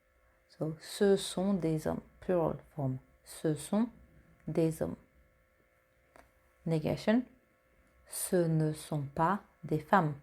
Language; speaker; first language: French; non-native, fluent; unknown